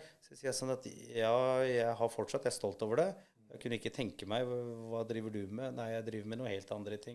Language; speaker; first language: Norwegian; early bilingual, other home language; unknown